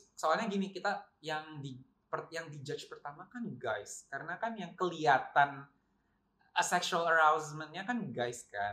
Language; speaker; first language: Indonesian; native; Indonesian